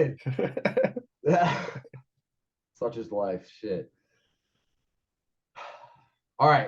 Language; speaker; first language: English; native; English